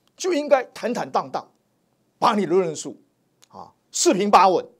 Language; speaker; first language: Chinese; native; Chinese